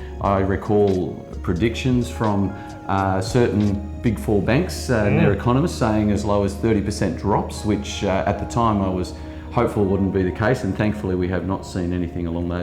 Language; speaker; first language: English; native; English